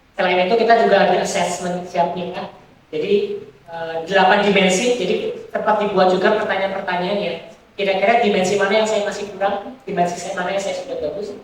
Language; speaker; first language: Indonesian; native; Indonesian